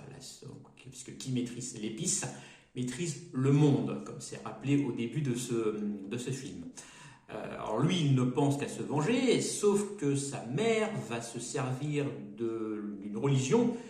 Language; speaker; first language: French; native; French